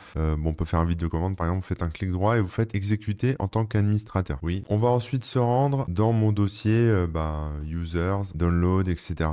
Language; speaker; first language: French; native; French